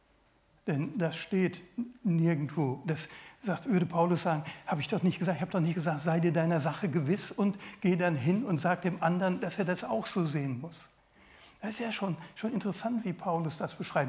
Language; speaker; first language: German; native; German